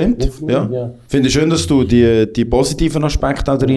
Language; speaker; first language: German; native; German